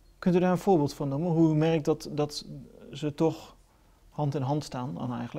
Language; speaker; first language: Dutch; native; Dutch